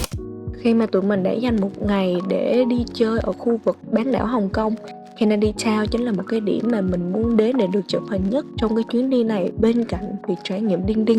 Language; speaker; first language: Vietnamese; native; Vietnamese